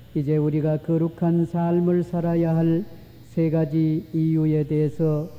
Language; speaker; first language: Korean; native; Korean